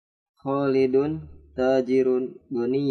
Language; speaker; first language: Arabic; non-native, learner; Indonesian